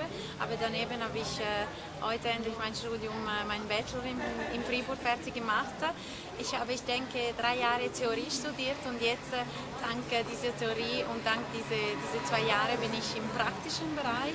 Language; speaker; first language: German; non-native, local second language; French